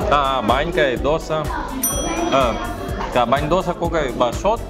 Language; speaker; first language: Vietnamese; non-native, learner; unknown